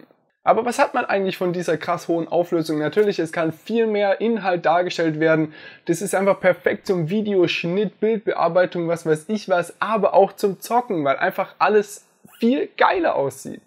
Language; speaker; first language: German; native; German